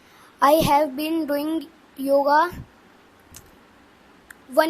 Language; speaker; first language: English; non-native, learner; Hindi